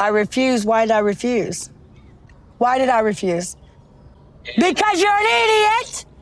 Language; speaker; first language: English; native; English